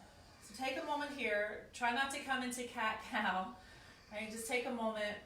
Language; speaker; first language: English; native; English